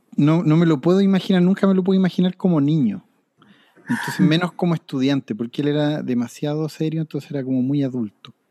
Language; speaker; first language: Spanish; native; Spanish